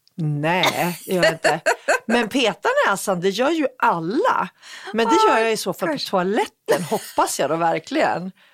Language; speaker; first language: Swedish; native; Swedish